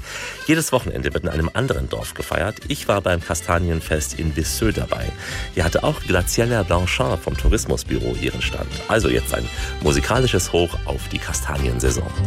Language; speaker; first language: German; native; German